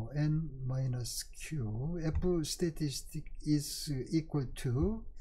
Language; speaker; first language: Korean; native; Korean